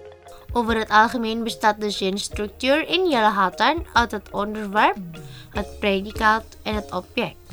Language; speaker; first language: Dutch; non-native, learner; Indonesian